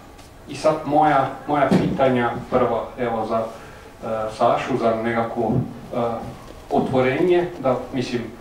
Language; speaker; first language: Croatian; native; Croatian